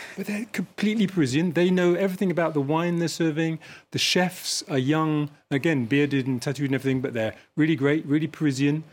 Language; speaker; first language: English; native; English